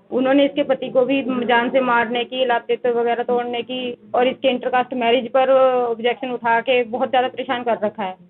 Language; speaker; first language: Hindi; non-native, local second language; Punjabi